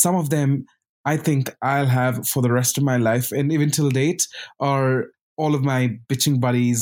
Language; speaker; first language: English; non-native, local second language; Tamil